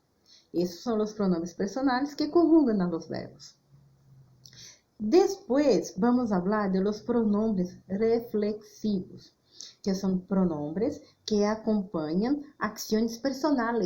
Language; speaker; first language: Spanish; non-native, fluent; Portuguese